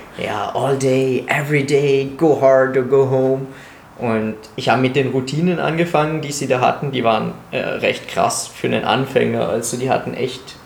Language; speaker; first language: German; non-native, fluent; Italian